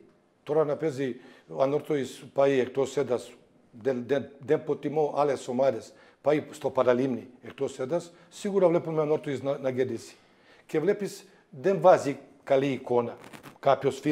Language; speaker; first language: Greek; non-native, fluent; Serbian